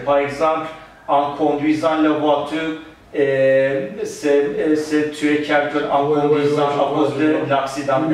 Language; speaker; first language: French; non-native, learner; Turkish